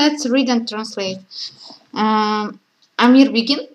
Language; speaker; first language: English; non-native, learner; Russian